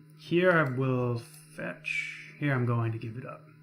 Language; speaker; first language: English; native; English